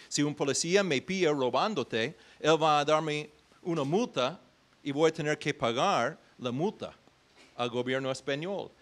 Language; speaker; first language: Spanish; non-native, fluent; English